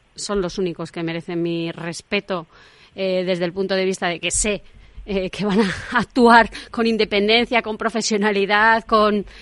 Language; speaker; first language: Spanish; native; Spanish